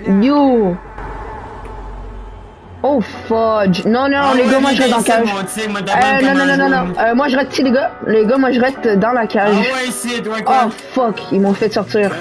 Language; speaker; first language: French; native; French